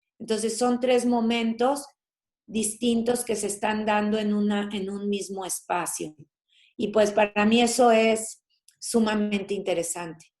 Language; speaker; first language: Spanish; native; Spanish